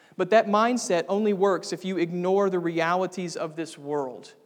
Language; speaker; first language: English; native; English